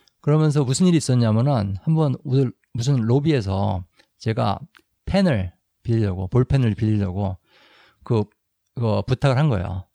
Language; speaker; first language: Korean; native; Korean